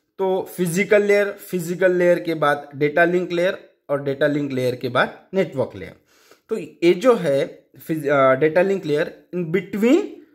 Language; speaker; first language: Hindi; non-native, local second language; Marathi